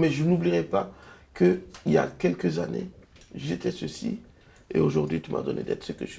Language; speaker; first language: French; non-native, local second language; Lingala